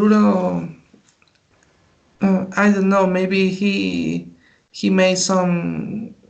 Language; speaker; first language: English; non-native, learner; Spanish